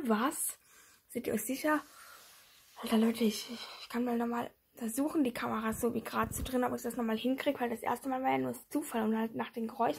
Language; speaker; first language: German; native; German